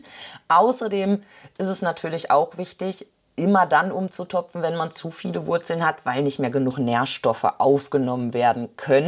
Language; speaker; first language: German; native; German